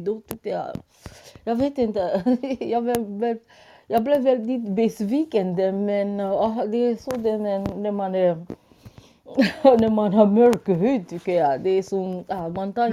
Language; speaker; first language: Swedish; non-native, fluent; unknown